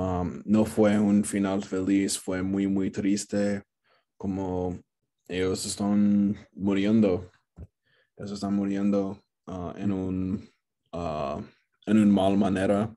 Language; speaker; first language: Spanish; non-native, learner; English